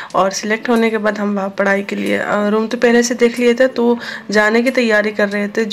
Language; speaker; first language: Hindi; non-native, local second language; Assamese